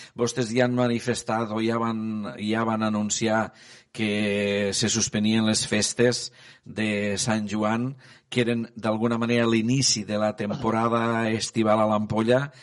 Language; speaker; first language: Catalan; native; Catalan